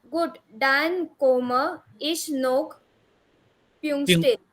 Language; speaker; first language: German; non-native, learner; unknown